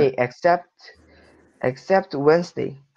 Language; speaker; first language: English; non-native, learner; Korean